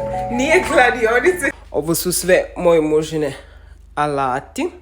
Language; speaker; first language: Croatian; non-native, learner; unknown